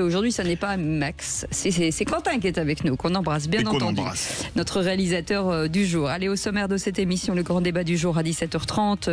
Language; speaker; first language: French; native; French